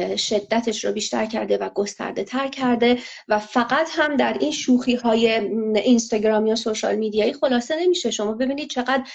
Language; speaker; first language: Persian; non-native, local second language; Azerbaijani